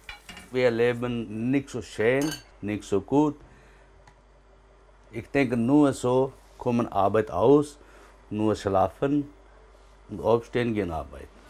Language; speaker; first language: German; non-native, learner; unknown